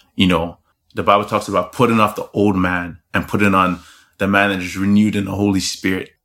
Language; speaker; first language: English; non-native, local second language; Yoruba